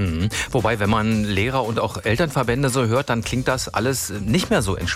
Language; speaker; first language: German; native; German